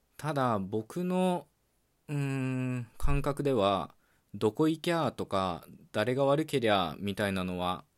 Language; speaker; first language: Japanese; native; Japanese